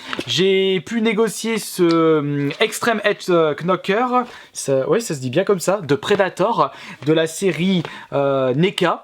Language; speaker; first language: French; native; French